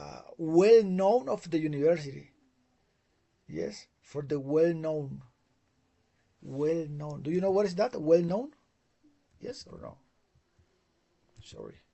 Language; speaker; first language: English; non-native, fluent; Spanish